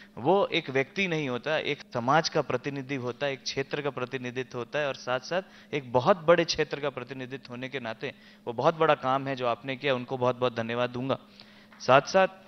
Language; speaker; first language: Hindi; native; Hindi